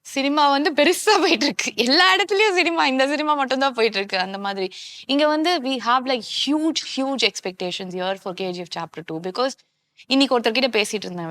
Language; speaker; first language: Tamil; native; Tamil